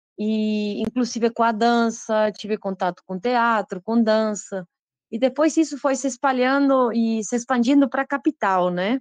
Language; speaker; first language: Portuguese; non-native, fluent; Spanish